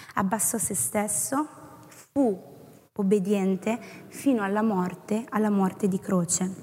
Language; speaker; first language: Italian; native; Italian